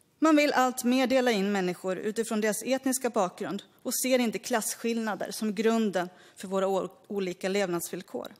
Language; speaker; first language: Swedish; early bilingual, other home language; Greek